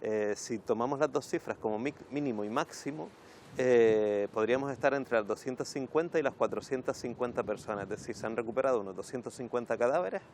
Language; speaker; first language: Spanish; native; Spanish